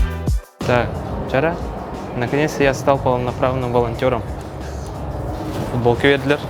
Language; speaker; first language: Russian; non-native, local second language; Yakut